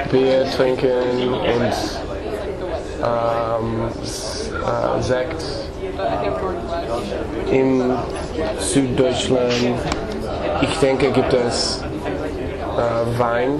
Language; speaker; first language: German; non-native, learner; English